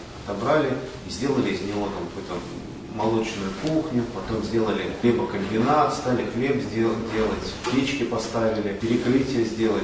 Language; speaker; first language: Russian; native; Russian